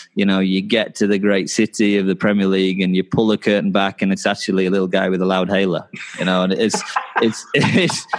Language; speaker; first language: English; native; English